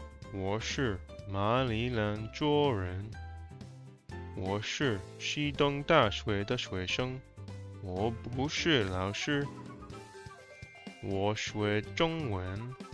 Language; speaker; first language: Chinese; non-native, learner; English